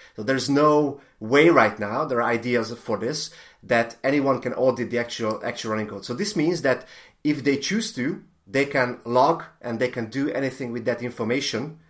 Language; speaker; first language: English; non-native, fluent; Hungarian